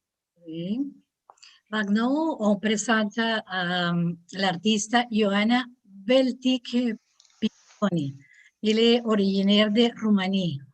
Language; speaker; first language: French; non-native, learner; Spanish